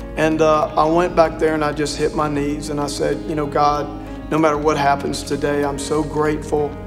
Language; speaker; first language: English; native; English